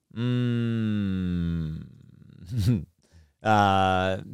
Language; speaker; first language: English; native; English